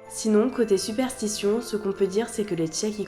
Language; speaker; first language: French; native; French